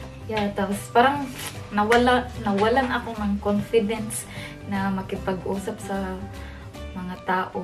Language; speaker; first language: Filipino; non-native, local second language; Cebuano